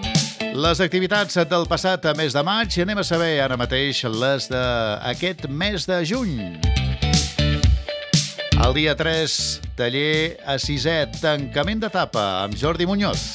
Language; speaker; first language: Catalan; native; Catalan